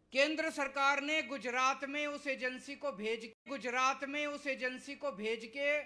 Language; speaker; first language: Hindi; native; Hindi